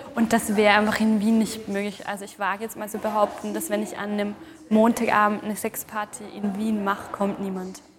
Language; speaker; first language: German; native; German